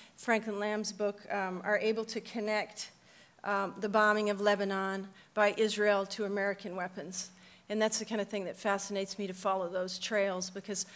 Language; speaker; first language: English; native; English